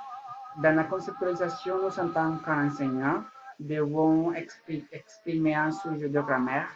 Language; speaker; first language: French; non-native, learner; Spanish